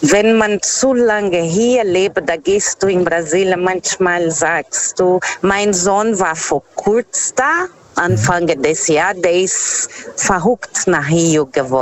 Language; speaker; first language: German; non-native, fluent; Portuguese